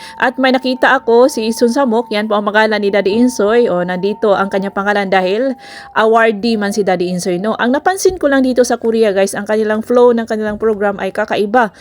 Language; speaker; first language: Filipino; non-native, local second language; Cebuano